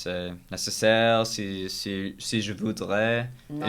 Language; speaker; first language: French; non-native, learner; English